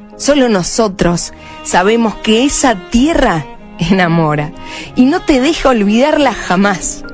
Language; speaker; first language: Spanish; native; Spanish